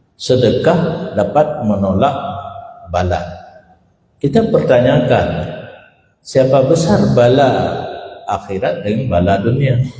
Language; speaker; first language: Malay; non-native, local second language; Achinese